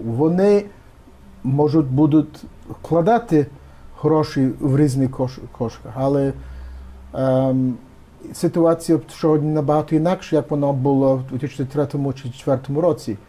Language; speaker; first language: Ukrainian; early bilingual, heritage; Ukrainian